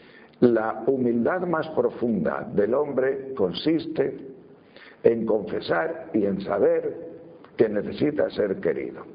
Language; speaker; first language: Spanish; native; Spanish